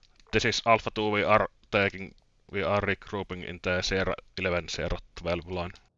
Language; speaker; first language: English; non-native, fluent; Finnish